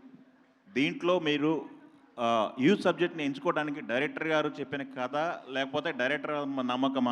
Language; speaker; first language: Telugu; native; Telugu